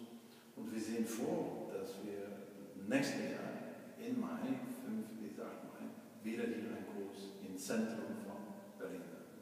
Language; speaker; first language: German; non-native, fluent; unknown